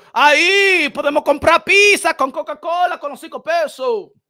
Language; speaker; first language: English; native; English